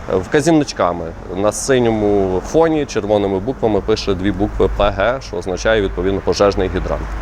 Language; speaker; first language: Ukrainian; native; Ukrainian